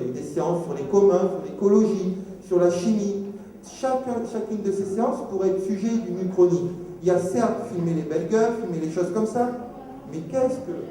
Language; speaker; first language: French; native; French